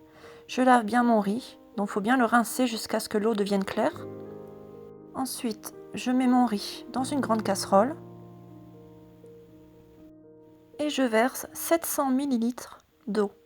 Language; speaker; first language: French; native; French